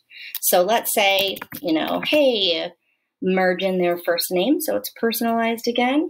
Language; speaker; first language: English; native; English